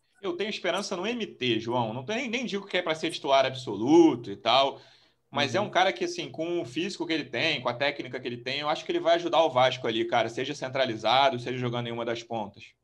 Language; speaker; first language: Portuguese; native; Portuguese